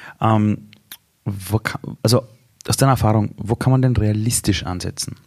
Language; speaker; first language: German; early bilingual, other home language; Persian